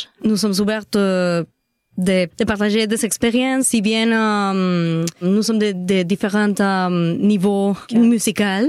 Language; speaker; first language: French; non-native, learner; Spanish